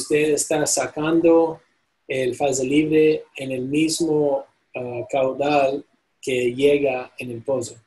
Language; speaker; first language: Spanish; non-native, fluent; English